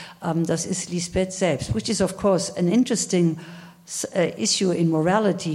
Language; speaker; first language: German; native; German